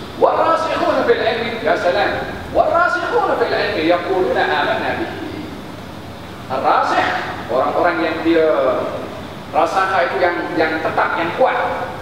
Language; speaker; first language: Malay; native; Malay